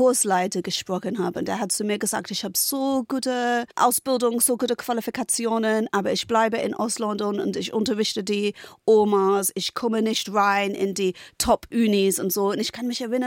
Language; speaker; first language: German; non-native, fluent; English